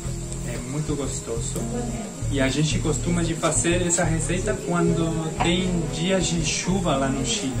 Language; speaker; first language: Portuguese; non-native, fluent; Spanish